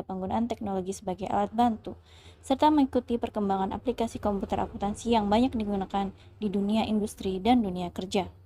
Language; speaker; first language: Indonesian; native; Indonesian